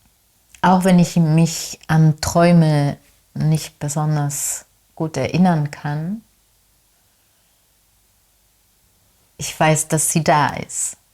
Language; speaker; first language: German; non-native, fluent; Spanish